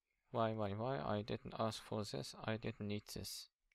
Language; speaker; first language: English; non-native, learner; German